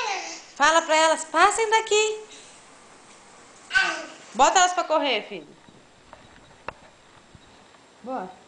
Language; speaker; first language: Portuguese; native; Portuguese